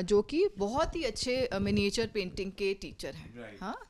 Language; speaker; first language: Hindi; native; Hindi